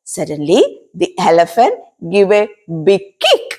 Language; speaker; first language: English; non-native, local second language; Malayalam